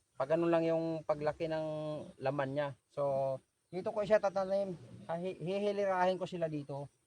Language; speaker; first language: Filipino; non-native, local second language; Cebuano